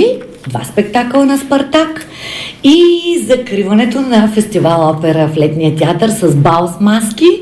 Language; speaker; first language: Bulgarian; native; Bulgarian